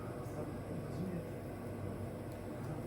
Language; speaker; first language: Russian; non-native, learner; Somali